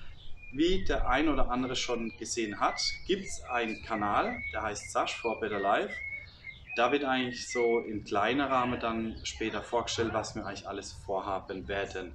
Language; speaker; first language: German; native; German